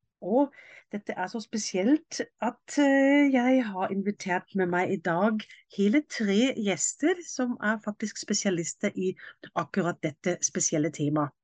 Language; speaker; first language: Norwegian; non-native, fluent; German